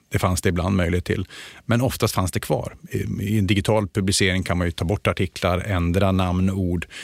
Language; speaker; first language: Swedish; native; Swedish